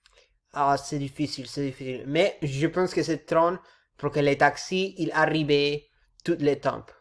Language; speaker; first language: French; non-native, learner; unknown